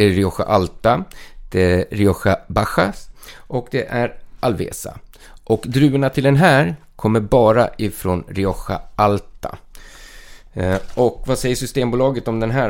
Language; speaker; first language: Swedish; native; Swedish